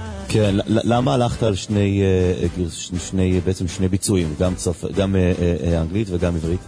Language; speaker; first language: Hebrew; native; Hebrew